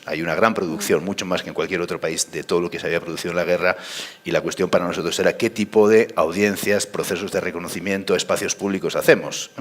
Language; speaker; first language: Spanish; native; Spanish